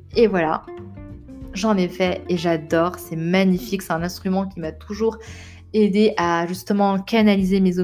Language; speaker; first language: French; non-native, local second language; Arabic